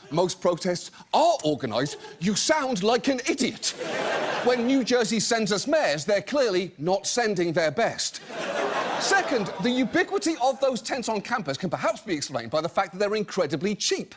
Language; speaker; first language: English; native; English